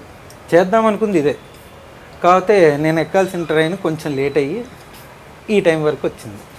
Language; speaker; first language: Telugu; native; Telugu